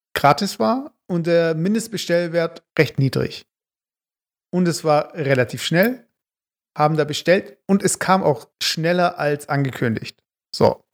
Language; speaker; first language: German; early bilingual, other home language; Turkish